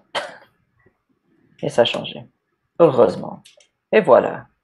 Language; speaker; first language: French; non-native, learner; English